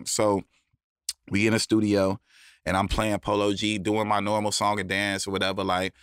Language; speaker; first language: English; native; English